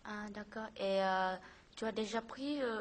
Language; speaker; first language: French; non-native, learner; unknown